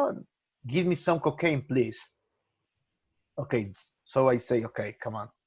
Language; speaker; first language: English; non-native, learner; Spanish